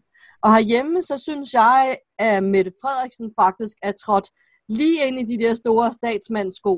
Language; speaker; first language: Danish; native; Danish